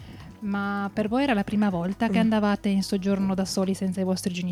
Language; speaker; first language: Italian; native; Italian